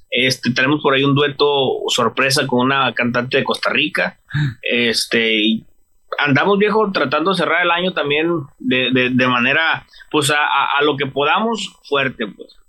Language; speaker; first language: Spanish; native; Spanish